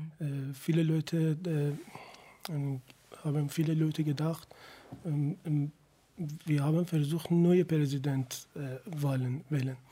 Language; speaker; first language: German; non-native, learner; Persian